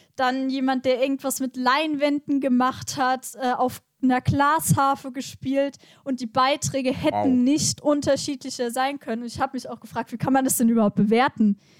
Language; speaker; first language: German; native; German